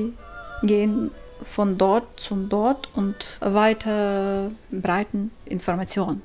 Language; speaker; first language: German; non-native, learner; Ukrainian